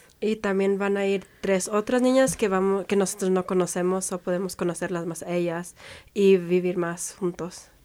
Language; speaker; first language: Spanish; early bilingual, heritage; Spanish